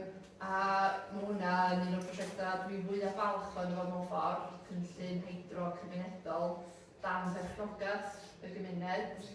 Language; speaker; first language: Welsh; native; Welsh